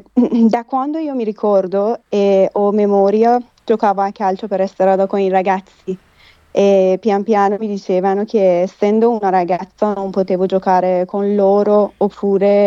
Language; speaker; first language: Italian; non-native, fluent; Persian